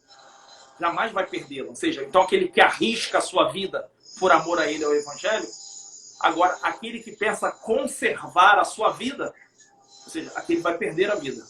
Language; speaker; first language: Portuguese; native; Portuguese